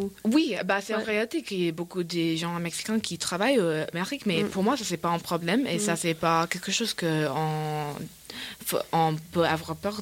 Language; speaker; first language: French; non-native, learner; English